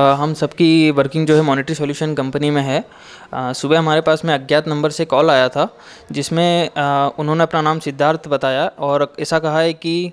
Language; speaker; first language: Hindi; native; Hindi